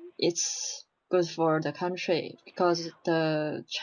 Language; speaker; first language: English; non-native, learner; Chinese